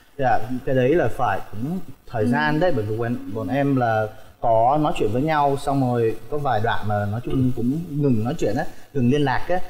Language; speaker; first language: Vietnamese; early bilingual, heritage; Vietnamese